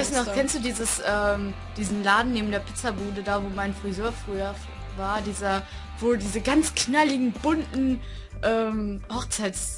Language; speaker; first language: German; native; German